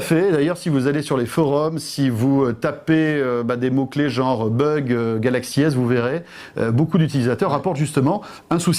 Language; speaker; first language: French; native; French